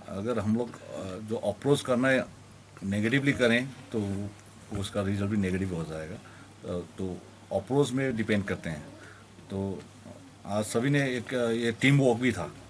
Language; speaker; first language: Hindi; non-native, local second language; Nepali